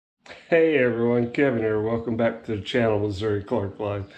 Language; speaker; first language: English; native; English